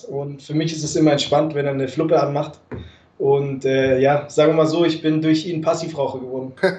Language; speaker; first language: German; native; German